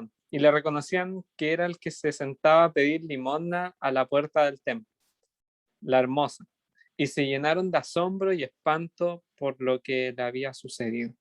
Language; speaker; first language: Spanish; native; Spanish